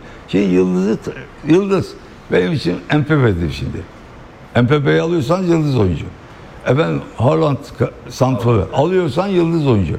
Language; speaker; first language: Turkish; native; Turkish